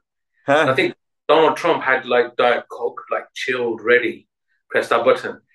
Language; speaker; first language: English; native; English